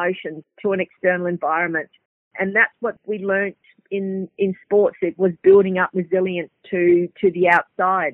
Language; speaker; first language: English; native; English